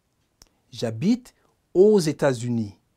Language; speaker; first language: French; non-native, fluent; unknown